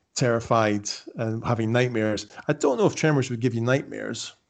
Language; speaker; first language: English; native; English